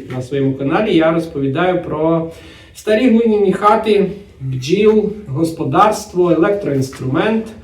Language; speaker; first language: Ukrainian; non-native, local second language; Russian